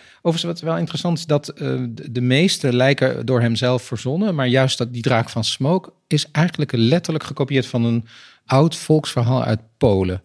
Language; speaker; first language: Dutch; native; Dutch